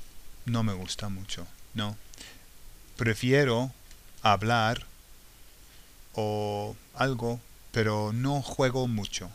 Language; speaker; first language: Spanish; non-native, fluent; English